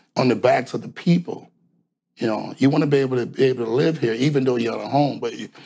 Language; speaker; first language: English; native; English